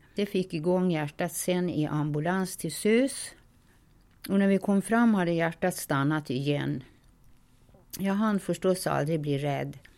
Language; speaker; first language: Swedish; native; Swedish